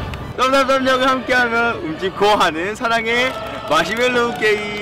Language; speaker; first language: Korean; native; Korean